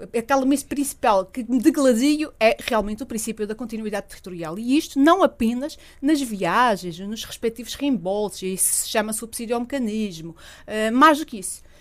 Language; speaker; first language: Portuguese; native; Portuguese